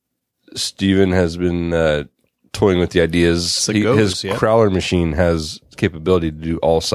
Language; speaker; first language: English; native; English